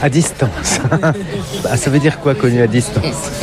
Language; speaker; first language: French; native; French